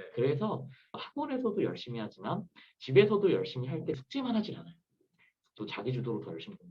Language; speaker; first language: Korean; native; Korean